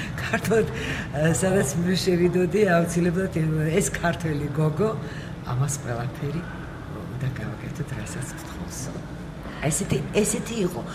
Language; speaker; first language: Georgian; early bilingual, heritage; Georgian